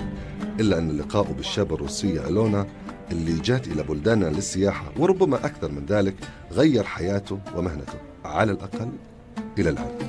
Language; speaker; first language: Arabic; native; Arabic